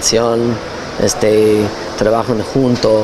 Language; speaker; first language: Spanish; non-native, learner; English